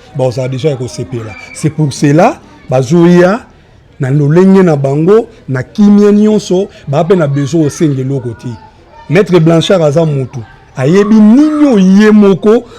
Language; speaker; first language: Lingala; native; Lingala